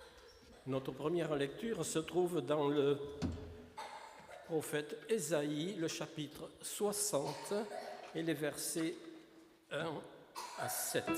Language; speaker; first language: French; native; French